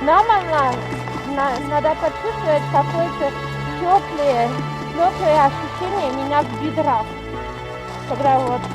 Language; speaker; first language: Russian; non-native, learner; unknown